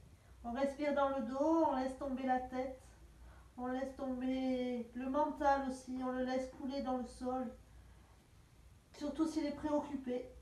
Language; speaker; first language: French; native; French